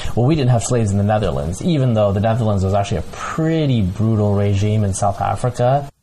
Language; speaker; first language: English; early bilingual, other home language; Bangla